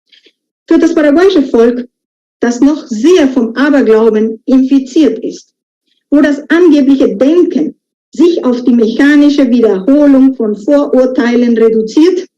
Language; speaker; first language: German; non-native, fluent; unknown